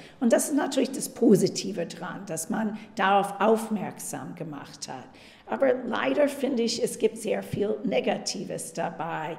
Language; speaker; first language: German; non-native, fluent; English